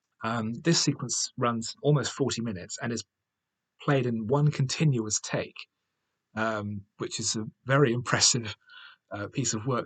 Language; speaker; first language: English; native; English